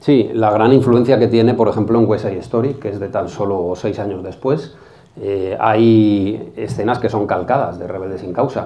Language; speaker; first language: Spanish; native; Spanish